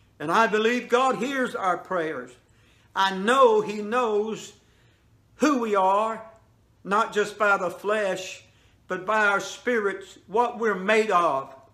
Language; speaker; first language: English; native; English